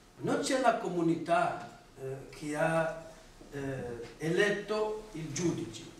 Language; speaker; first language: Italian; non-native, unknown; Portuguese